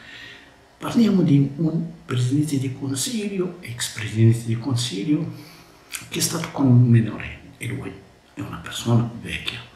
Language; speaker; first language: Italian; non-native, learner; Arabic